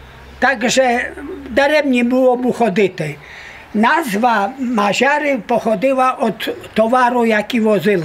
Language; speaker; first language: Polish; non-native, local second language; Rusyn